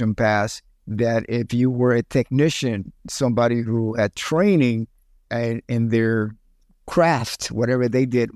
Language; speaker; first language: English; early bilingual, other home language; Spanish